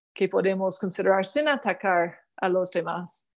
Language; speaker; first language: Spanish; non-native, fluent; English